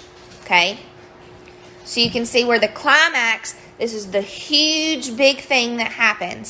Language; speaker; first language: English; native; English